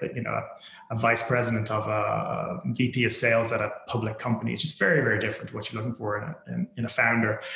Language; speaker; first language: English; native; English